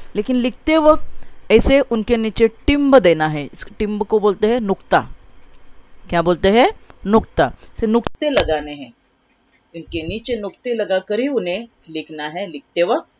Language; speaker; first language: Hindi; non-native, local second language; Marathi